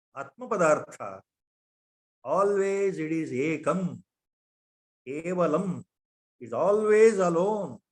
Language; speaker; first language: English; non-native, local second language; Kannada